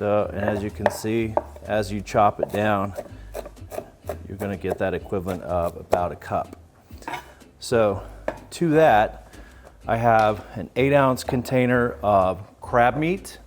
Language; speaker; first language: English; native; English